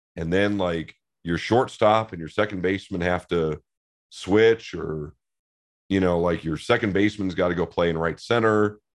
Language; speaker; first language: English; native; English